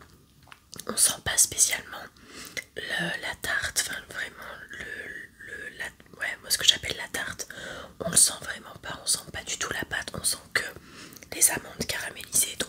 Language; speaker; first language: French; native; French